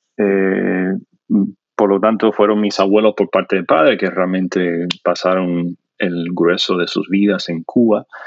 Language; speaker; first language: Spanish; non-native, fluent; English